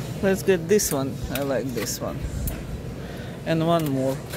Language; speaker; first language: English; non-native, learner; Russian